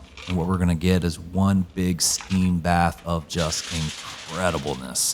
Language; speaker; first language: English; native; English